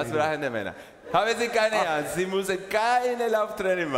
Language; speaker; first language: German; non-native, learner; Spanish